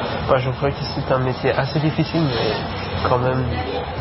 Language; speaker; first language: French; non-native, learner; Persian